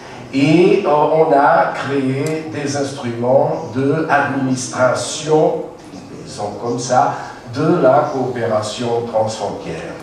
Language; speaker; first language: French; non-native, learner; Portuguese